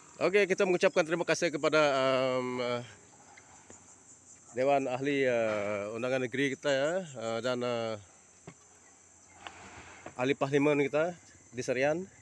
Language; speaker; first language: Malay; non-native, local second language; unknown